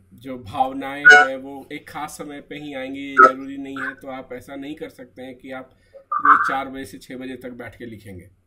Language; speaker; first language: Hindi; native; Hindi